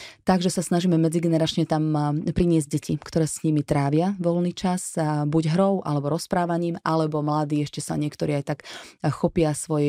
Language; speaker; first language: Slovak; native; Slovak